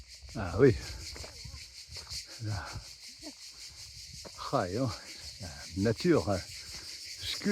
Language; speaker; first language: French; native; French